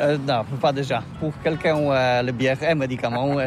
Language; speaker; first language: French; non-native, learner; Polish